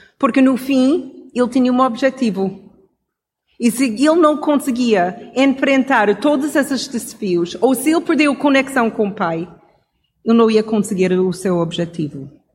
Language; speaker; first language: Portuguese; non-native, fluent; English